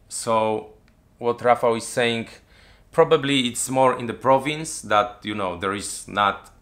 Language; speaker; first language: English; non-native, fluent; Polish